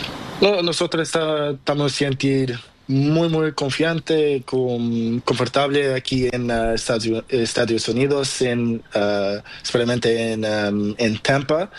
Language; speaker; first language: Spanish; non-native, learner; Portuguese